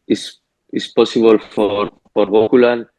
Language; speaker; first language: English; non-native, learner; Spanish